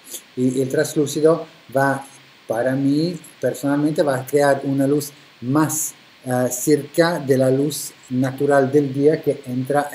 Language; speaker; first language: Spanish; non-native, fluent; Italian